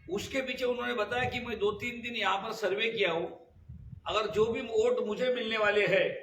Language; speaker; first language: Hindi; non-native, local second language; Marathi